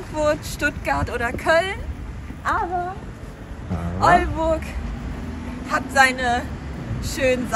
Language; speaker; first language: German; native; German